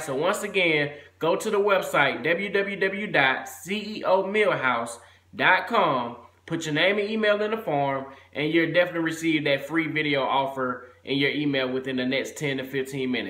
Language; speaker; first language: English; native; English